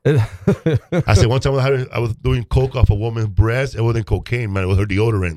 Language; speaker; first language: English; early bilingual, other home language; Spanish